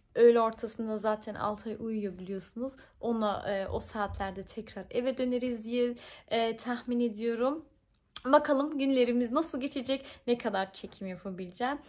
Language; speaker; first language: Turkish; early bilingual, heritage; Turkish